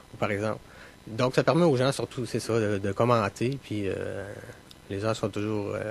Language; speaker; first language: French; native; French